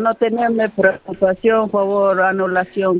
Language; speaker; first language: Spanish; non-native, local second language; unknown